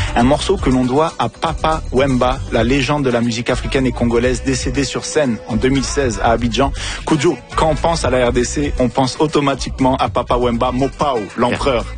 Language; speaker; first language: French; native; French